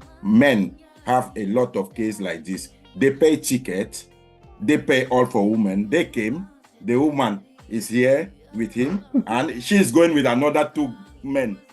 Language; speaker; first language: English; non-native, learner; French